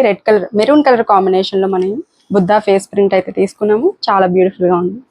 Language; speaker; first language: Telugu; native; Telugu